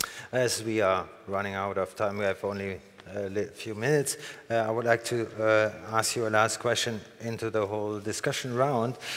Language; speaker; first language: English; non-native, fluent; German